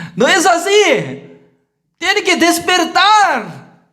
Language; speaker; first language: Spanish; non-native, fluent; Korean